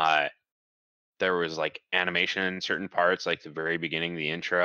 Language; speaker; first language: English; native; English